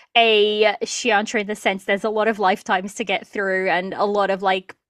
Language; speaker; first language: English; early bilingual, other home language; Portuguese